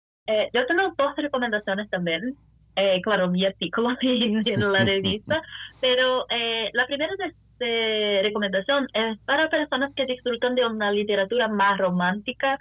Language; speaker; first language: Spanish; non-native, fluent; Portuguese